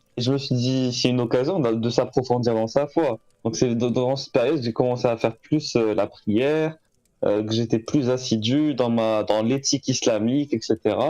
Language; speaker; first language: French; non-native, local second language; Arabic